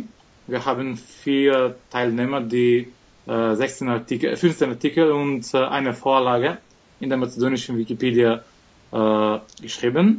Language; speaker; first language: German; non-native, fluent; Macedonian